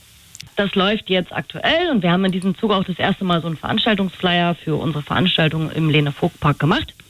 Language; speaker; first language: German; native; German